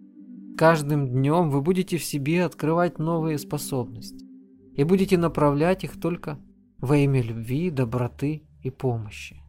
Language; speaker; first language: Russian; native; Russian